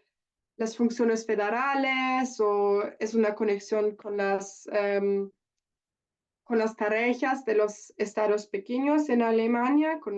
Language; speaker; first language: Spanish; non-native, learner; German